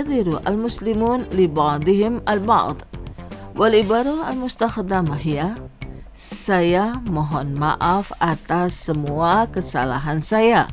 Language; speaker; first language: Arabic; non-native, fluent; Indonesian